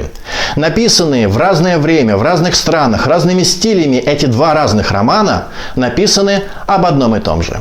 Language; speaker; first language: Russian; native; Russian